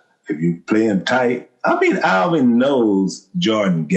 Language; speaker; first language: English; native; English